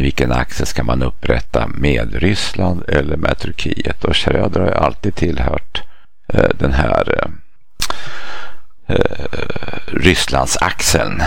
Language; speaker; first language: Swedish; native; Swedish